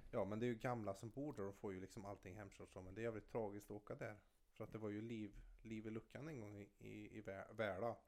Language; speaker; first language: Swedish; native; Swedish